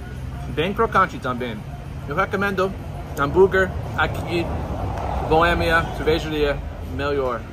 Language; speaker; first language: Portuguese; non-native, learner; English